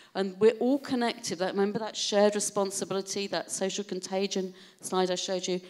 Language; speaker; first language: English; native; English